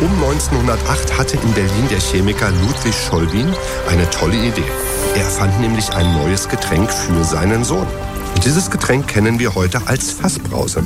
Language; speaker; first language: German; native; German